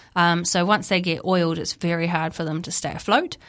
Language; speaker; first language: English; native; English